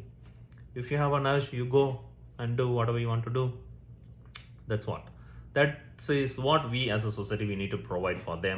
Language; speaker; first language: English; non-native, local second language; Tamil